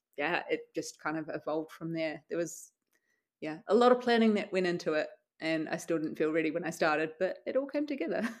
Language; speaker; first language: English; native; English